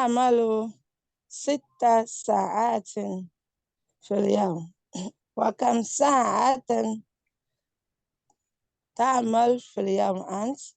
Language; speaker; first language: Arabic; non-native, learner; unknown